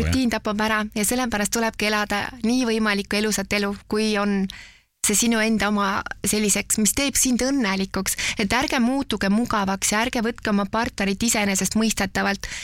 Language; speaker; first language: Estonian; native; Estonian